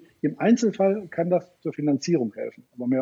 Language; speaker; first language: German; native; German